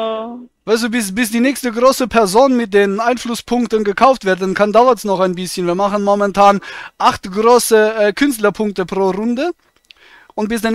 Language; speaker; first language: German; native; German